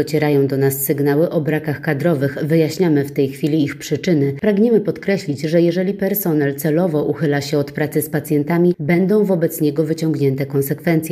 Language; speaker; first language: Polish; native; Polish